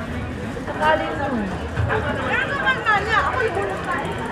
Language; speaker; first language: Filipino; native; Filipino